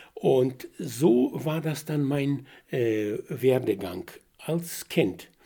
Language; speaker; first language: German; non-native, fluent; Russian